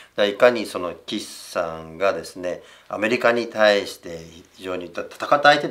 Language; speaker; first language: Japanese; native; Japanese